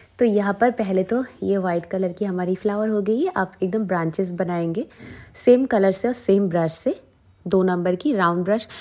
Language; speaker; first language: Hindi; non-native, local second language; Bangla